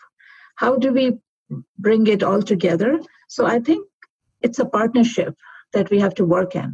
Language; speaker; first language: English; non-native, local second language; Urdu